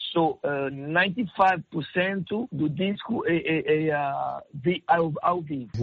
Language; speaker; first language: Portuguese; non-native, learner; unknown